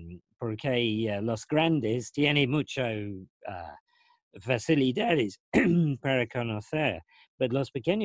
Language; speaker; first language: Spanish; non-native, learner; English